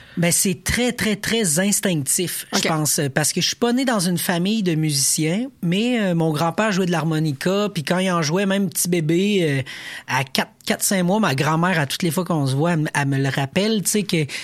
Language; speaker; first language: French; native; French